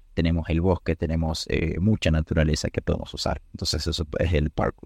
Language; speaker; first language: Spanish; native; Spanish